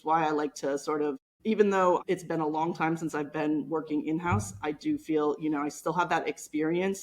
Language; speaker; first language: English; native; English